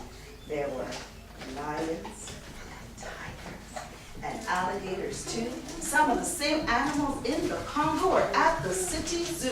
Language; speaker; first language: English; early bilingual, other home language; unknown